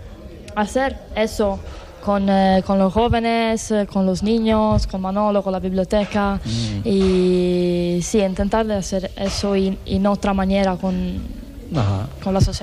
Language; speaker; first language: Spanish; non-native, learner; Italian